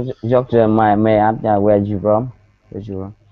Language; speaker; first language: English; non-native, learner; Vietnamese